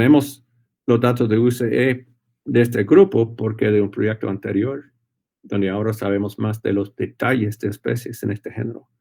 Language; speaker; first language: Spanish; non-native, fluent; English